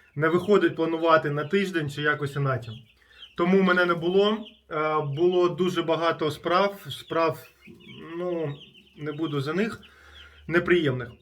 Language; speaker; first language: Ukrainian; non-native, local second language; Russian